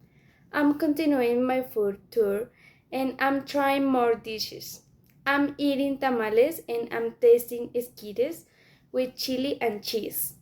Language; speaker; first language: English; non-native, learner; Spanish